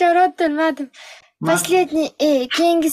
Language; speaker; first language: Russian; non-native, local second language; Uzbek